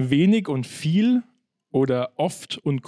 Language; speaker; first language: German; native; German